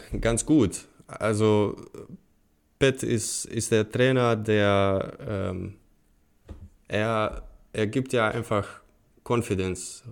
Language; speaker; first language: German; non-native, fluent; Bosnian